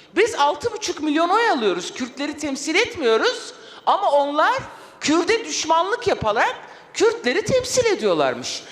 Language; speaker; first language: Turkish; non-native, local second language; Kurdish